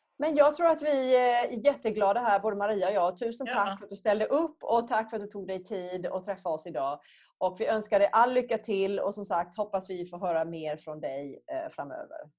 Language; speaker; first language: Swedish; native; Swedish